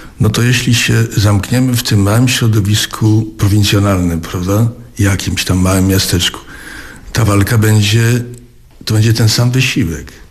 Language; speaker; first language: Polish; native; Polish